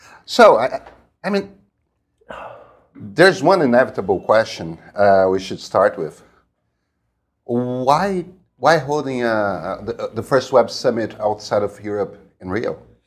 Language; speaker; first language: English; non-native, fluent; Portuguese